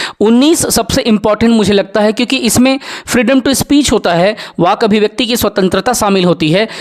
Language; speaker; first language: Hindi; native; Hindi